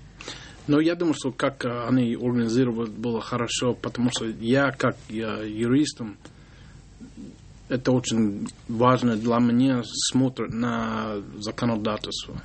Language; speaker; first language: Russian; non-native, learner; English